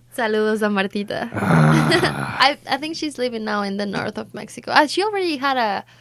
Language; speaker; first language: English; non-native, fluent; Spanish